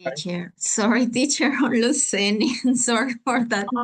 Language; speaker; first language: English; non-native, learner; Spanish